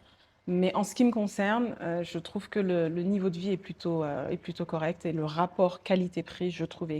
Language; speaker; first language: French; early bilingual, other home language; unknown